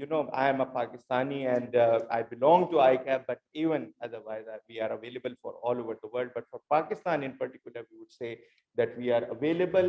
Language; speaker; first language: English; non-native, local second language; Urdu